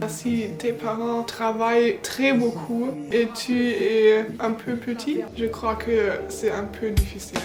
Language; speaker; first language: French; non-native, learner; German